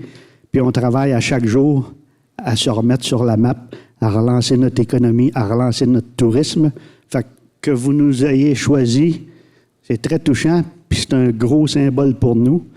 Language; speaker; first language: French; native; French